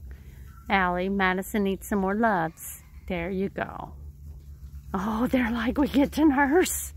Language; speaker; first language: English; native; English